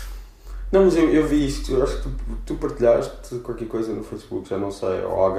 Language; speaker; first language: Portuguese; native; Portuguese